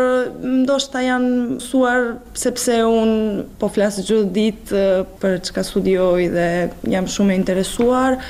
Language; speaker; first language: Albanian; non-native, fluent; Serbian